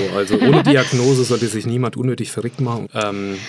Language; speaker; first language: German; native; German